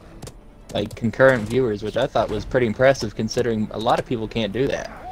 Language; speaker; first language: English; native; English